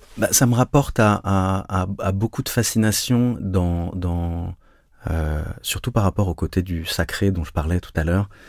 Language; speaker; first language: French; native; French